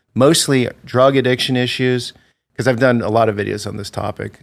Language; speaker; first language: English; native; English